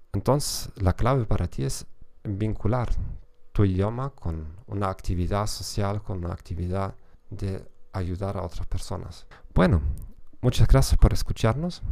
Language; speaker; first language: Spanish; non-native, fluent; German